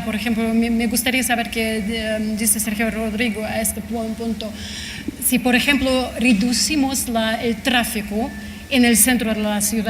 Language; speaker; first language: Spanish; non-native, fluent; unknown